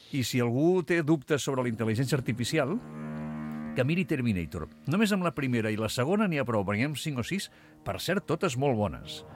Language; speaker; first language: Catalan; native; Catalan